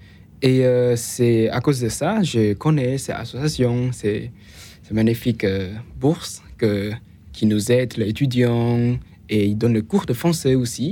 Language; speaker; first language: French; non-native, fluent; Chinese